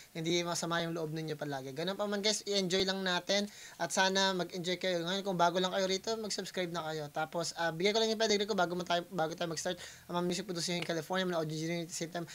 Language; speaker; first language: Filipino; native; Filipino